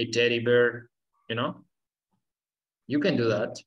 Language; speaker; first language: English; non-native, fluent; Spanish